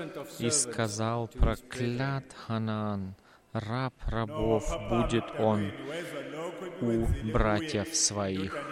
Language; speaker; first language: Russian; non-native, fluent; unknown